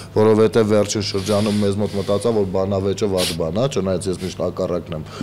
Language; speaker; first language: Armenian; native; Armenian